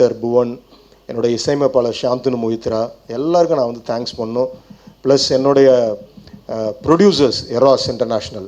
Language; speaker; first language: Tamil; native; Tamil